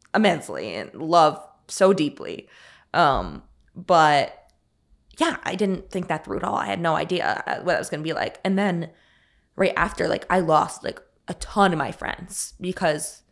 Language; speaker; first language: English; native; English